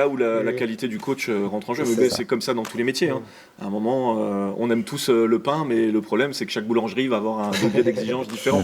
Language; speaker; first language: French; native; French